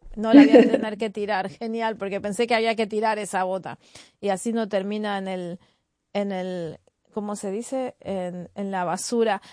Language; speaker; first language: Spanish; native; Spanish